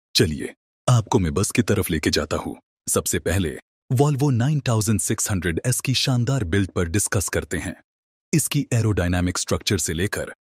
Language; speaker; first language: Hindi; non-native, local second language; Marathi